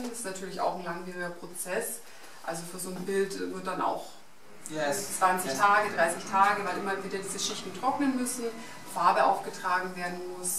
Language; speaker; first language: German; native; German